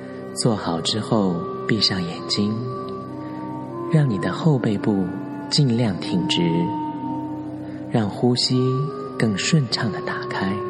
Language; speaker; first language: Chinese; native; Chinese